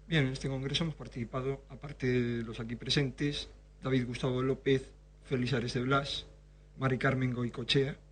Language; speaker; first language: Spanish; native; Spanish